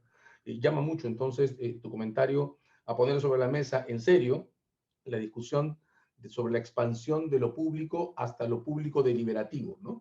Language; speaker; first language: Spanish; native; Spanish